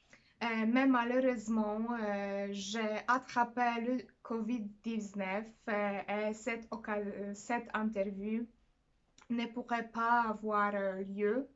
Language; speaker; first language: French; non-native, fluent; Polish